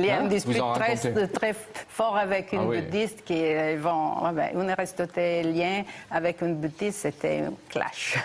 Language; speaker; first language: French; non-native, fluent; Italian